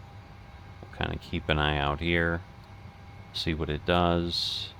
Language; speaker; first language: English; native; English